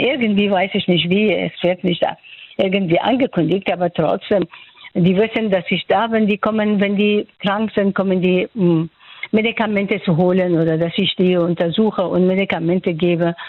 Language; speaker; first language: German; non-native, fluent; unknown